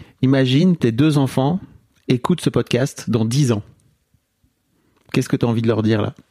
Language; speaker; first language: French; native; French